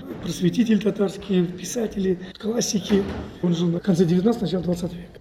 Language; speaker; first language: Russian; non-native, local second language; Tatar